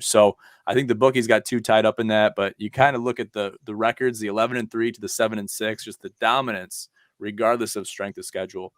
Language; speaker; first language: English; native; English